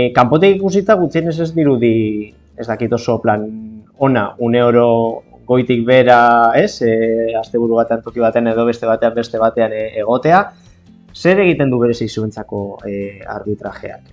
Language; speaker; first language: Basque; native; Basque